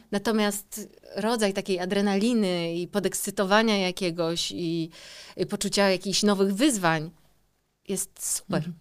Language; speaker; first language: Polish; native; Polish